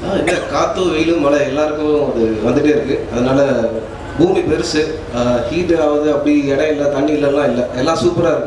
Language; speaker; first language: Tamil; native; Tamil